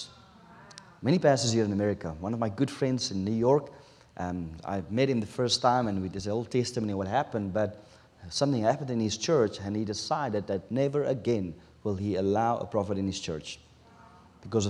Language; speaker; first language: English; non-native, local second language; Afrikaans